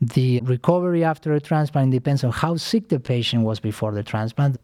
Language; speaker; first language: English; non-native, fluent; Spanish